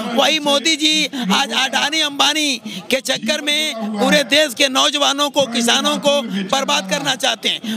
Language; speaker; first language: Hindi; native; Hindi